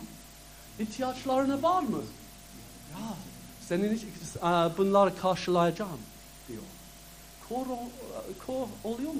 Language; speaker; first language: Turkish; non-native, fluent; English